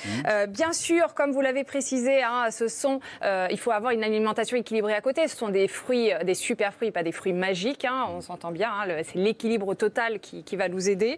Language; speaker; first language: French; native; French